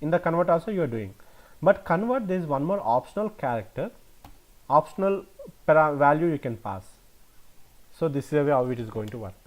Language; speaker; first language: English; non-native, local second language; Telugu